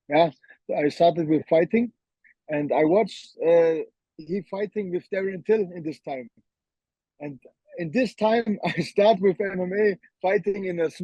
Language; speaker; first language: English; non-native, learner; German